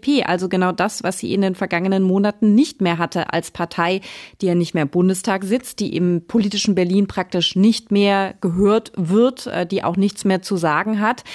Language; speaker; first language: German; native; German